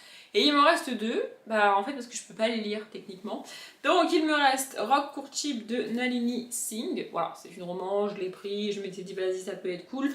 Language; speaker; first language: French; native; French